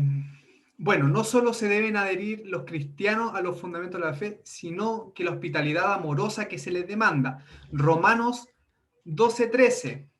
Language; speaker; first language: Spanish; native; Spanish